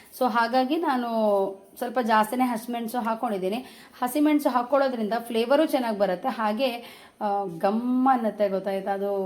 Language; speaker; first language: Kannada; native; Kannada